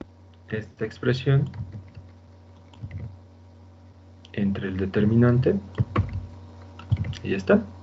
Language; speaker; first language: Spanish; native; Spanish